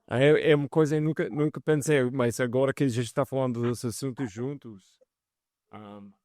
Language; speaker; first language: Portuguese; non-native, fluent; English